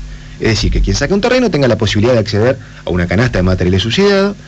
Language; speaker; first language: Spanish; native; Spanish